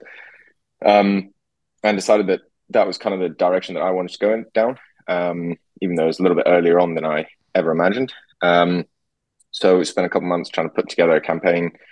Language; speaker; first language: English; native; English